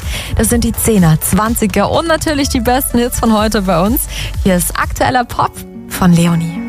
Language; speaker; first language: German; native; German